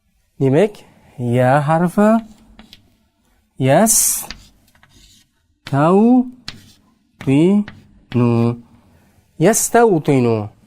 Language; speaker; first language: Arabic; non-native, learner; Uzbek